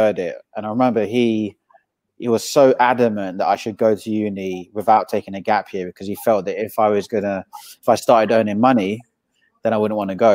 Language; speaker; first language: English; native; English